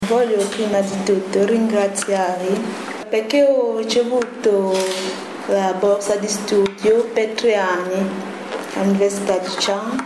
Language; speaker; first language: Italian; non-native, fluent; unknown